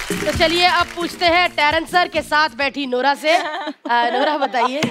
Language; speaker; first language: Hindi; non-native, local second language; Punjabi